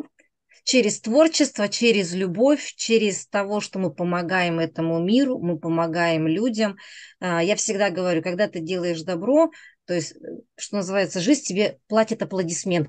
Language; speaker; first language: Russian; native; Russian